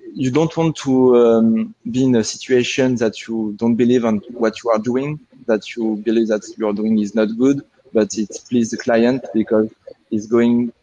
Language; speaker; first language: English; non-native, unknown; French